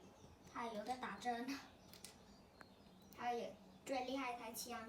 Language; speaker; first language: Chinese; early bilingual, heritage; Chinese